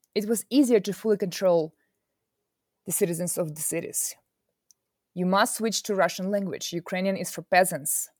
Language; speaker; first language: English; non-native, fluent; Ukrainian